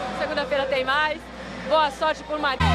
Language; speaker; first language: Portuguese; native; Portuguese